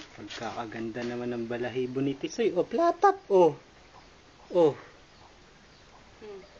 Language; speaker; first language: Filipino; native; Filipino